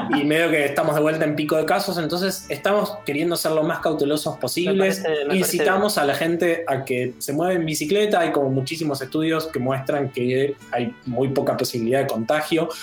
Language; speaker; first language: Spanish; native; Spanish